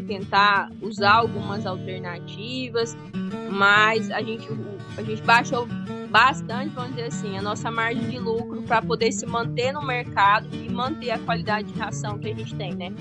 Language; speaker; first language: Portuguese; native; Portuguese